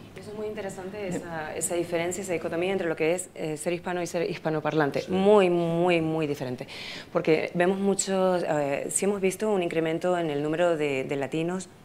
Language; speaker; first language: Spanish; native; Spanish